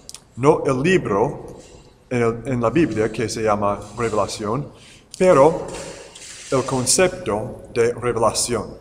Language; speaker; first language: Spanish; non-native, fluent; English